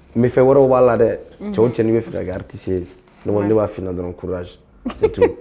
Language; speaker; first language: French; non-native, local second language; Tamasheq